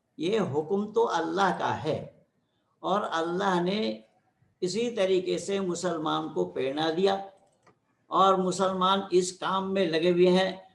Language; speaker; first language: Hindi; non-native, local second language; Bangla